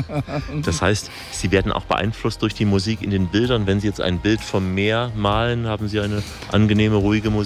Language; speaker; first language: German; native; German